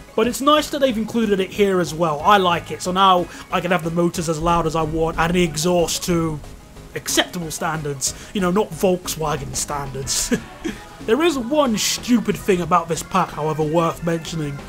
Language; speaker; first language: English; native; English